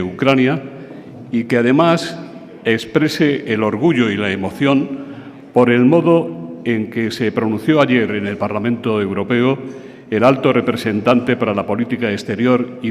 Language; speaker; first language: Spanish; native; Spanish